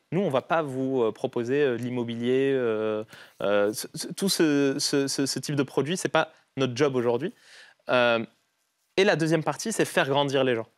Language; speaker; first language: French; non-native, local second language; Arabic